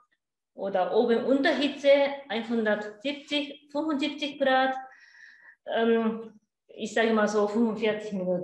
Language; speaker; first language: German; non-native, learner; Japanese